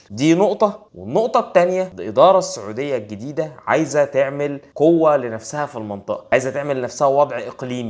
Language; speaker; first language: Arabic; native; Arabic